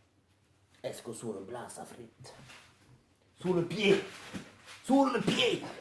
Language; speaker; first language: French; native; French